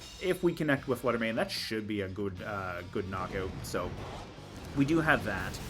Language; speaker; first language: English; native; English